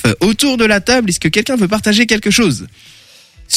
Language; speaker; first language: French; native; French